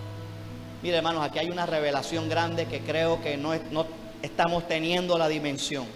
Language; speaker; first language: Spanish; native; Spanish